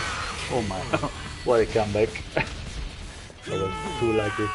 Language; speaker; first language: English; non-native, learner; Italian